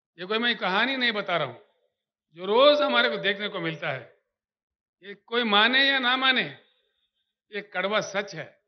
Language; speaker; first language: Hindi; non-native, local second language; Telugu